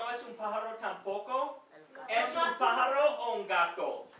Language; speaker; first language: Spanish; non-native, fluent; English